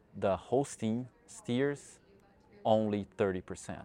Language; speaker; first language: English; non-native, fluent; Portuguese